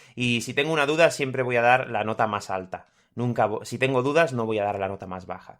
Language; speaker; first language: Spanish; native; Spanish